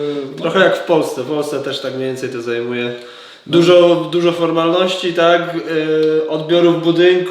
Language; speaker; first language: Polish; native; Polish